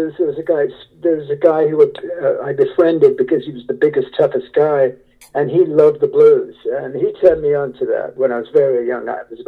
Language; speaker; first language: English; native; English